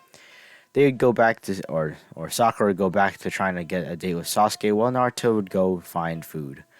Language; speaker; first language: English; native; English